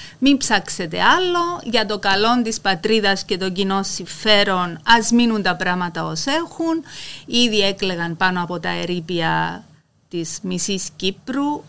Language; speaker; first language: Greek; native; Greek